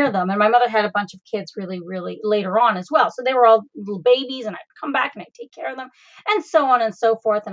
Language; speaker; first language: English; native; English